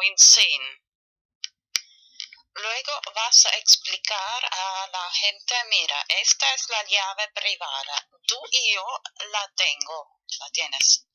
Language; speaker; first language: Spanish; non-native, fluent; German